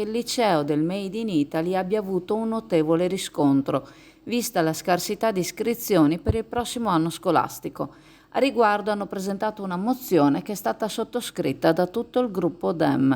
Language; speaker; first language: Italian; native; Italian